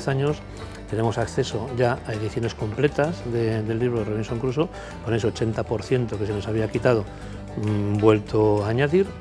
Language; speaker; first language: Spanish; native; Spanish